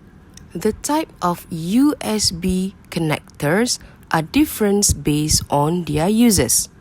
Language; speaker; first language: English; non-native, local second language; Malay